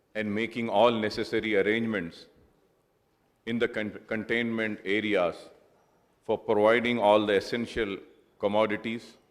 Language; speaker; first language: English; non-native, local second language; Urdu